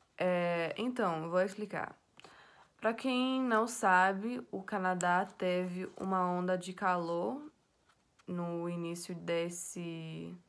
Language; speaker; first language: Portuguese; non-native, fluent; English